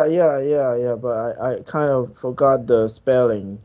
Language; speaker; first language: English; non-native, fluent; Chinese